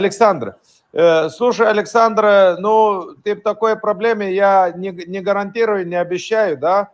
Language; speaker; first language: Russian; non-native, fluent; Lithuanian